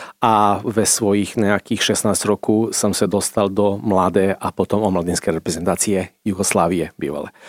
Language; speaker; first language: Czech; non-native, fluent; Serbian